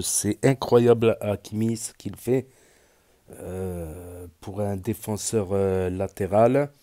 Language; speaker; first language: French; native; French